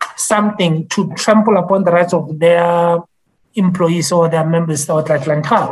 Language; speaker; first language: English; non-native, local second language; Tswana